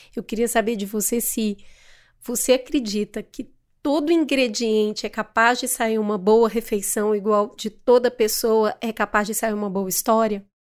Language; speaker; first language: Portuguese; native; Portuguese